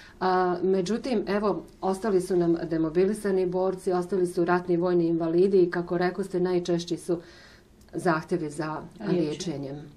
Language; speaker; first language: Bosnian; native; Bosnian